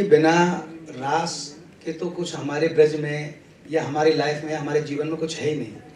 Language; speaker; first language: Hindi; native; Hindi